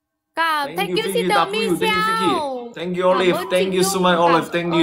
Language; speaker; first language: English; non-native, learner; Chinese